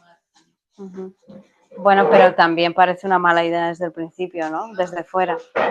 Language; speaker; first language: Spanish; native; Spanish